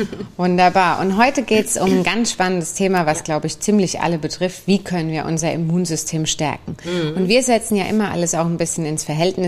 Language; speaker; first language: German; native; German